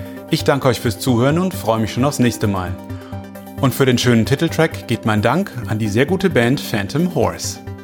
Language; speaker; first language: German; native; German